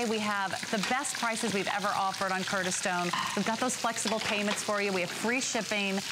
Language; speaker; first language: English; native; English